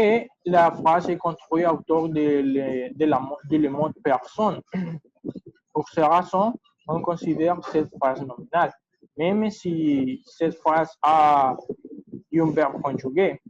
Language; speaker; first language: French; non-native, learner; Spanish